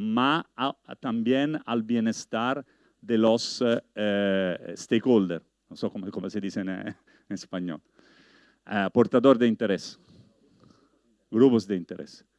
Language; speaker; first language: Spanish; non-native, learner; Italian